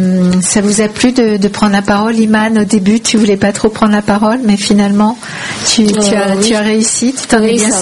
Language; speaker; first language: French; native; French